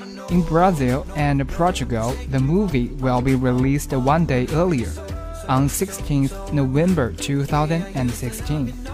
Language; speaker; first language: English; non-native, fluent; Chinese